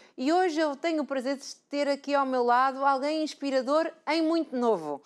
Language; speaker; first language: Portuguese; native; Portuguese